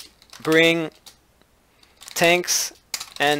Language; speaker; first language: English; native; English